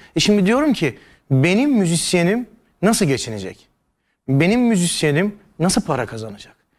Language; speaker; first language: Turkish; native; Turkish